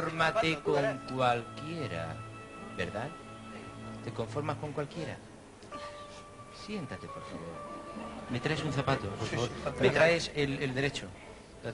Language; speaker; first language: Spanish; native; Spanish